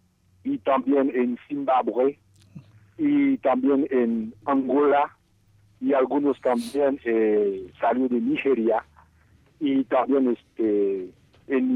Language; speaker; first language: Spanish; non-native, fluent; Haitian Creole